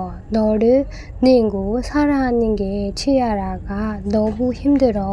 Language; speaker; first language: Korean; non-native, fluent; Burmese